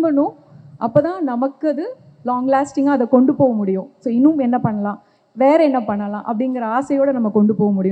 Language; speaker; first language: Tamil; native; Tamil